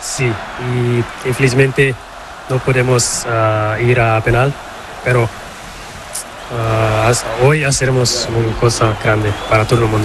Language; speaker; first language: Spanish; non-native, learner; Portuguese